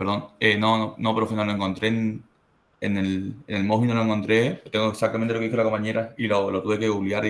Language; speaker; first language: Spanish; native; Spanish